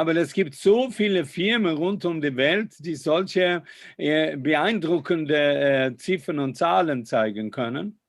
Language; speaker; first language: German; non-native, fluent; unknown